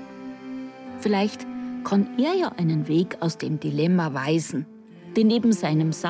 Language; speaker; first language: German; native; German